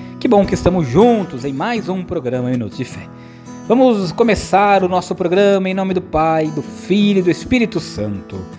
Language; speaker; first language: Portuguese; native; Portuguese